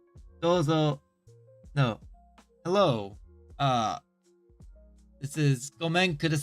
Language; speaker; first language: Japanese; non-native, learner; English